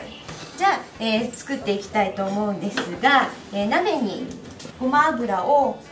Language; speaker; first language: Japanese; native; Japanese